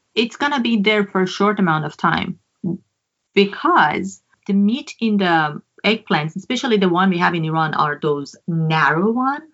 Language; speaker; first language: English; non-native, fluent; Persian